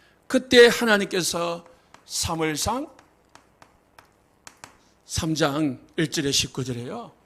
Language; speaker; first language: Korean; native; Korean